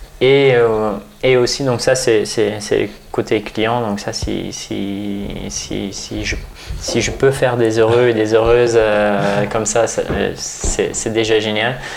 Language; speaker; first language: French; non-native, fluent; Dutch